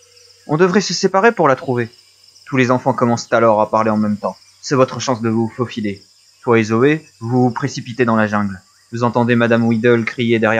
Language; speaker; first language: French; native; French